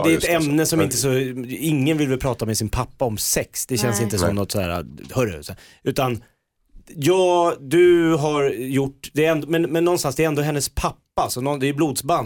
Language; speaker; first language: Swedish; native; Swedish